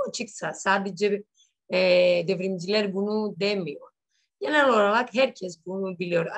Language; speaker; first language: Turkish; non-native, learner; Greek